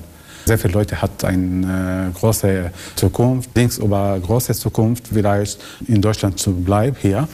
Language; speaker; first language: German; non-native, learner; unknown